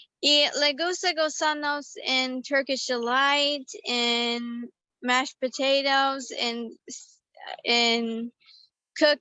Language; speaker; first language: Spanish; non-native, learner; English